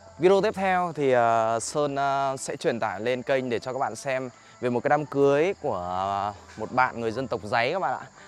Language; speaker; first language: Vietnamese; native; Vietnamese